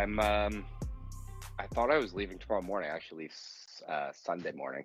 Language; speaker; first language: English; native; English